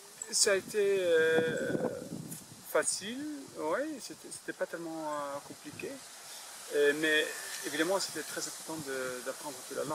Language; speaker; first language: French; non-native, fluent; Dutch